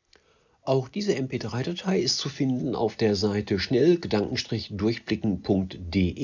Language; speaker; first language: German; native; German